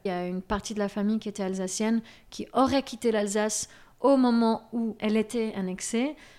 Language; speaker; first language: French; native; French